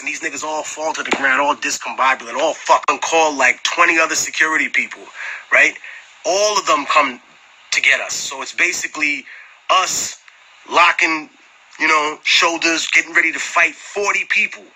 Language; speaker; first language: English; early bilingual, other home language; Spanish